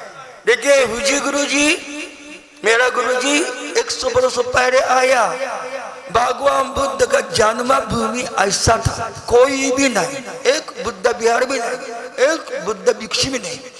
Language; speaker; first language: Hindi; non-native, learner; Japanese